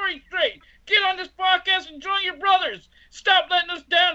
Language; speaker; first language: English; native; English